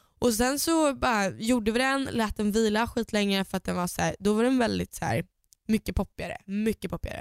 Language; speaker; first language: Swedish; native; Swedish